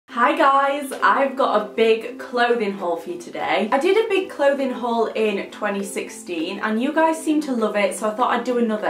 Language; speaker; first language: English; native; English